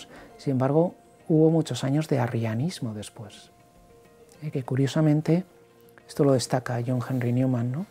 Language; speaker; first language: Spanish; native; Spanish